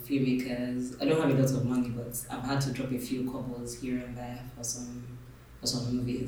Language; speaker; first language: English; non-native, local second language; Yoruba